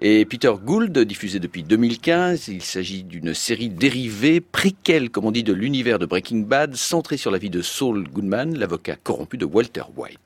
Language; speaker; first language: French; native; French